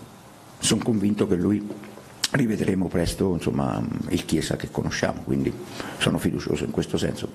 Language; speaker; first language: Italian; native; Italian